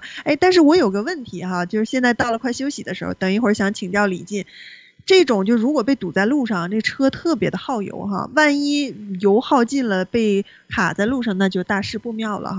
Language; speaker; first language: Chinese; native; Chinese